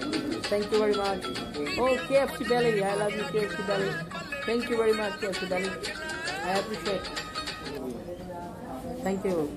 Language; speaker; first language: English; non-native, learner; Hindi